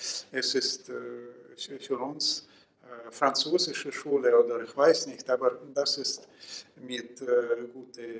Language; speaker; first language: German; non-native, fluent; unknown